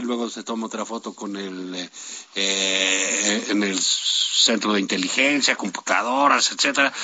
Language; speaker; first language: Spanish; native; Spanish